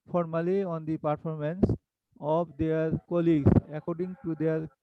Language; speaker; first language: English; non-native, local second language; Bangla